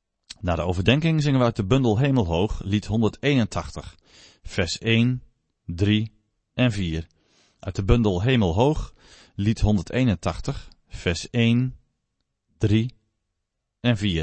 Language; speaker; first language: Dutch; native; Dutch